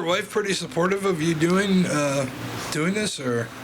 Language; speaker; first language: English; native; English